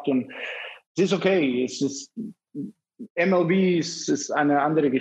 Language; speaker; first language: German; non-native, fluent; Spanish